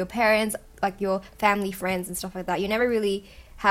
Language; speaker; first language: English; non-native, local second language; Cantonese